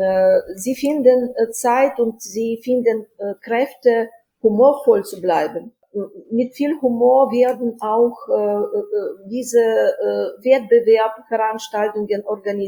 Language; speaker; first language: German; non-native, fluent; Ukrainian